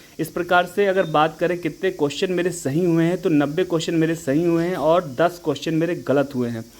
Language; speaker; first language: Hindi; native; Hindi